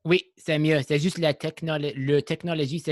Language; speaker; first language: French; non-native, local second language; English